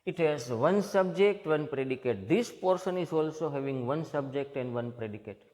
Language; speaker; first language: English; non-native, local second language; Gujarati